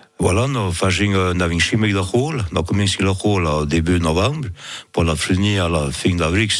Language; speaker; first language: French; non-native, local second language; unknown